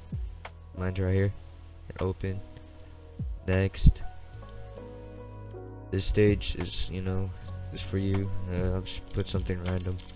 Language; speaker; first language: English; native; English